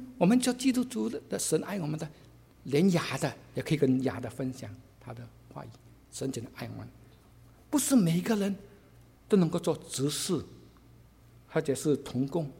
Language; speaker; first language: Chinese; non-native, local second language; Cantonese